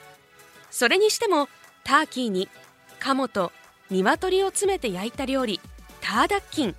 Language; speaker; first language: Japanese; native; Japanese